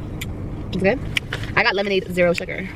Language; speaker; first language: English; native; English